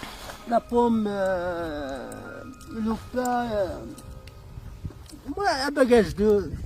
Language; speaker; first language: French; non-native, learner; Berber languages